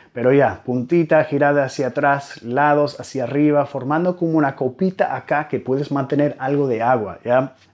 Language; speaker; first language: Spanish; non-native, fluent; English